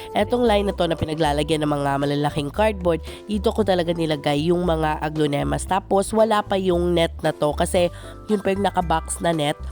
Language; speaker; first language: Filipino; non-native, local second language; Cebuano